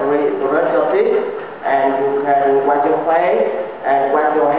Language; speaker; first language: English; non-native, learner; Vietnamese